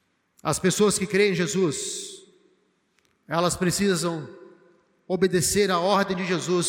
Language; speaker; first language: Portuguese; native; Portuguese